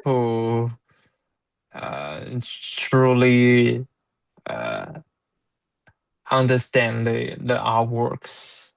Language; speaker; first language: English; non-native, learner; Chinese